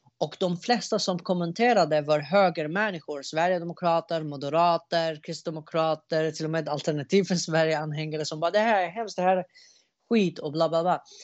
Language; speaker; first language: Swedish; early bilingual, other home language; Arabic